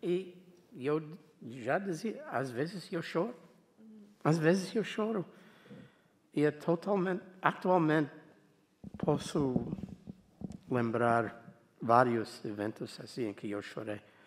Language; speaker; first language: Portuguese; non-native, fluent; English